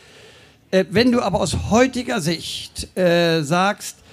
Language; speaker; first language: German; native; German